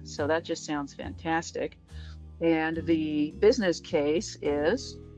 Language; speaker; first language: English; native; English